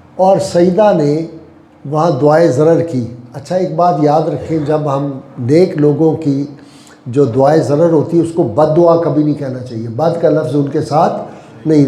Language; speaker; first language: Urdu; non-native, local second language; Punjabi